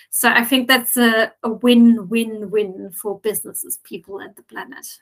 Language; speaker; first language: English; non-native, fluent; German